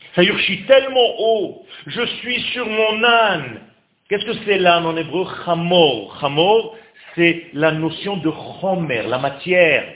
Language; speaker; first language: French; non-native, fluent; Hebrew